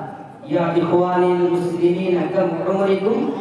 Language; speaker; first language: Arabic; non-native, learner; Urdu